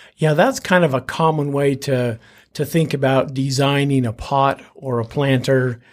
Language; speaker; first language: English; native; English